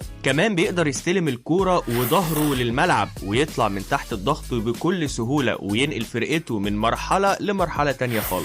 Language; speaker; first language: Arabic; native; Arabic